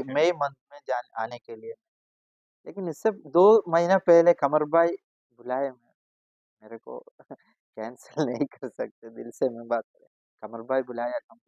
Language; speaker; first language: Hindi; non-native, local second language; Malayalam